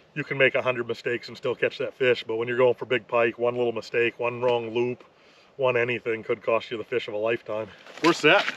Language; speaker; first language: English; native; English